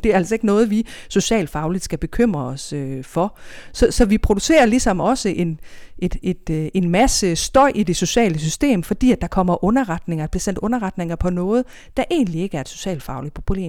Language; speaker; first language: Danish; native; Danish